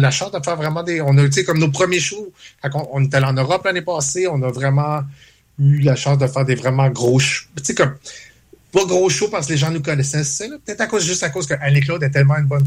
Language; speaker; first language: French; native; French